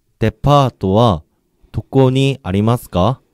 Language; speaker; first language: Japanese; non-native, learner; Korean